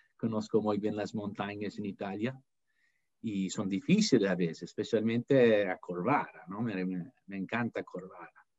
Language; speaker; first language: Spanish; non-native, fluent; English